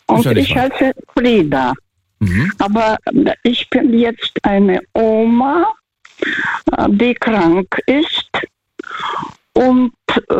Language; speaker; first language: German; non-native, fluent; Russian